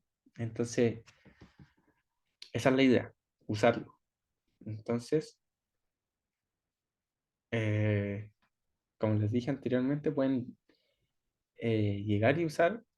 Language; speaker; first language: Spanish; native; Spanish